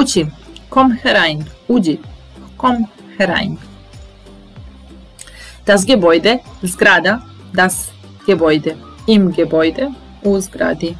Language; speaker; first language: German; non-native, fluent; Serbian